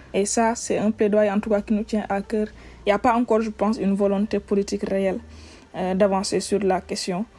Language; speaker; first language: French; non-native, local second language; Wolof